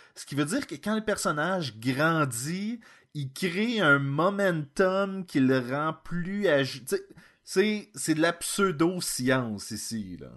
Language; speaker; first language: French; native; French